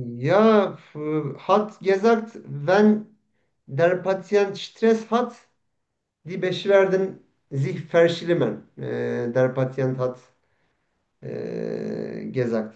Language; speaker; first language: German; non-native, learner; Turkish